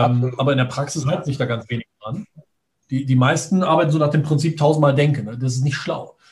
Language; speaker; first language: German; native; German